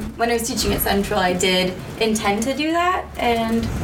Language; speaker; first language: English; native; English